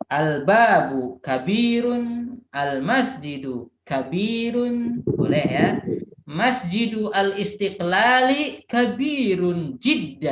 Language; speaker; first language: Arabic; non-native, fluent; Indonesian